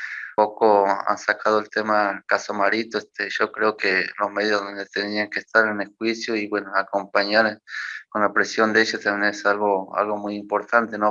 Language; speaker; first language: Spanish; native; Spanish